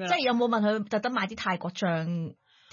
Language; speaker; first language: Cantonese; native; Cantonese